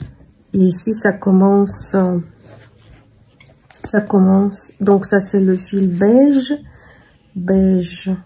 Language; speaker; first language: French; non-native, fluent; Russian